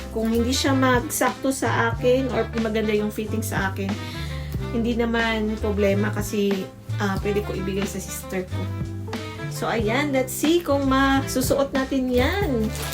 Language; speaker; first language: Filipino; native; Filipino